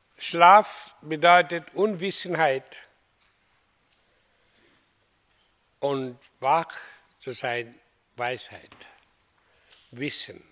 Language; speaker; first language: German; non-native, fluent; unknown